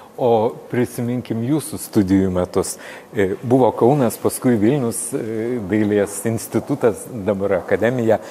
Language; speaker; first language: Lithuanian; native; Lithuanian